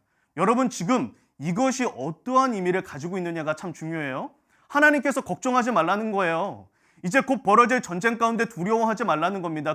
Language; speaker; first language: Korean; native; Korean